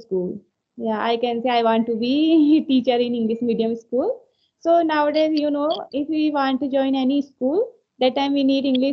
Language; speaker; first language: English; non-native, learner; Hindi